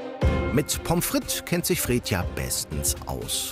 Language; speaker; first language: German; native; German